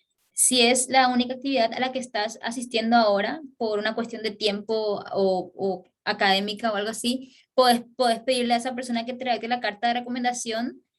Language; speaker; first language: Spanish; native; Spanish